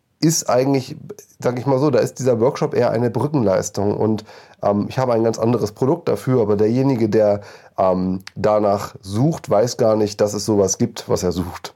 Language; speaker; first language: German; native; German